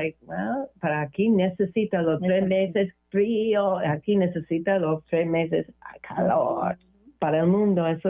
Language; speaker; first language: Spanish; non-native, learner; English